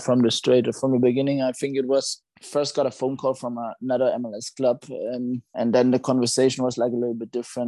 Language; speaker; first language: English; non-native, fluent; German